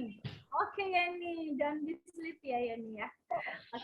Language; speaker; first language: English; non-native, learner; Indonesian